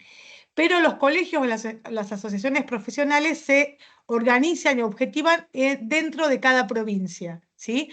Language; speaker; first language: Spanish; native; Spanish